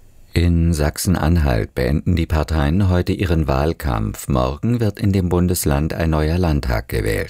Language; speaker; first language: German; native; German